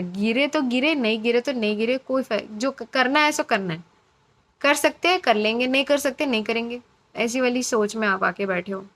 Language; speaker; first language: Hindi; non-native, local second language; Marathi